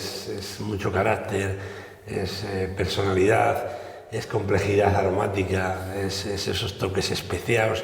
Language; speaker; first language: Spanish; native; Spanish